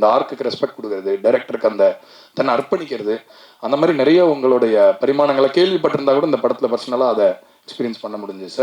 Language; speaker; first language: Tamil; native; Tamil